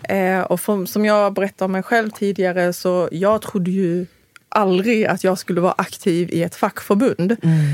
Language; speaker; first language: Swedish; early bilingual, other home language; Arabic